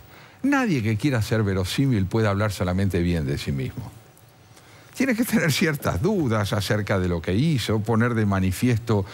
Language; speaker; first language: Spanish; native; Spanish